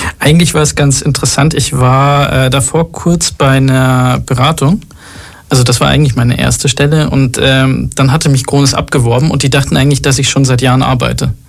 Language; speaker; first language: German; early bilingual, other home language; Arabic